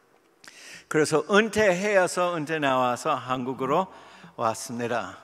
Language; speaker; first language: Korean; non-native, fluent; English